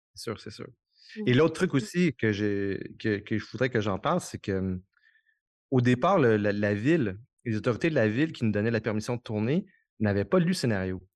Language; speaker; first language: French; native; French